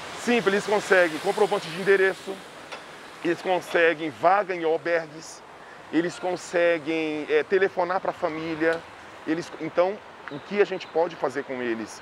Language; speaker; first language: Portuguese; native; Portuguese